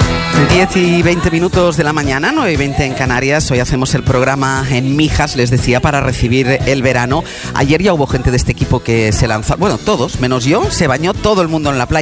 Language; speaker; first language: Spanish; native; Spanish